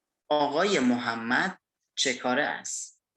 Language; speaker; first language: Persian; non-native, fluent; Indonesian